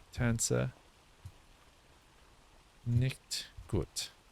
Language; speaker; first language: German; non-native, learner; English